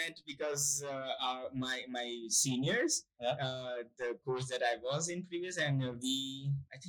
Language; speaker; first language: English; non-native, local second language; Gujarati